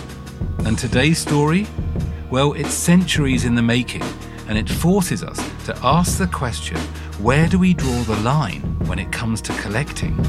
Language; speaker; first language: English; native; English